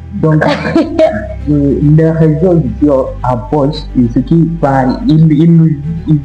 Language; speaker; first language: French; non-native, learner; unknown